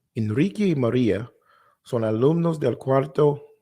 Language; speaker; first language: Spanish; non-native, learner; English